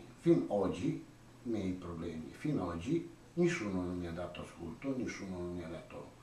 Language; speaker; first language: Italian; non-native, learner; Croatian